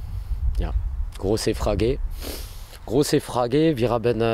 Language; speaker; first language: German; non-native, learner; French